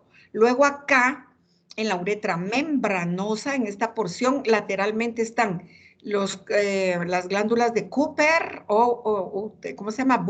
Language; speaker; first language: Spanish; native; Spanish